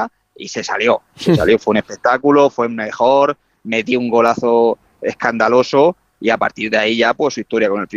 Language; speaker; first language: Spanish; native; Spanish